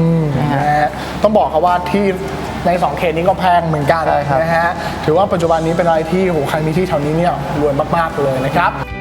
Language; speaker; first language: Thai; native; Thai